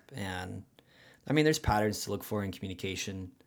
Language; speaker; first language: English; native; English